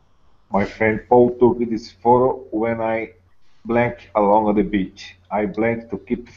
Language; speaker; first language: English; non-native, learner; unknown